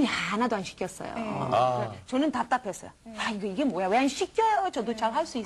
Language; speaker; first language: Korean; non-native, learner; Romanian